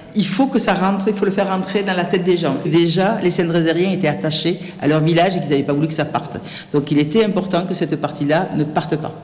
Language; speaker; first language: French; native; French